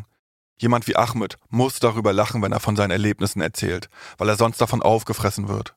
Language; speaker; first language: German; native; German